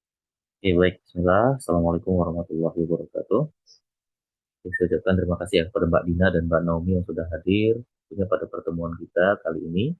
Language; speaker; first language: Indonesian; native; Indonesian